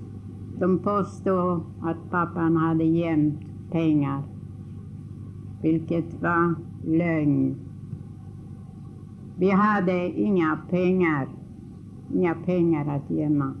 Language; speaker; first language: Swedish; non-native, fluent; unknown